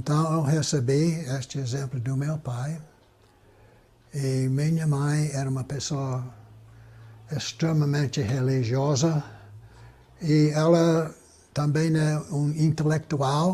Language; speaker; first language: Portuguese; non-native, fluent; English